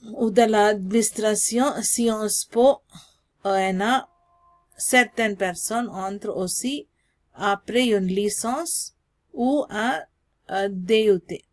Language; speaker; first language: French; non-native, learner; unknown